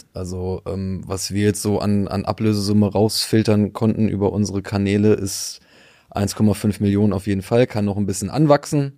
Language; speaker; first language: German; native; German